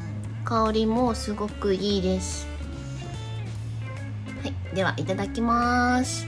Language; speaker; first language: Japanese; non-native, fluent; Chinese